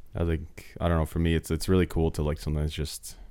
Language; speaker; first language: English; early bilingual, other home language; Slovak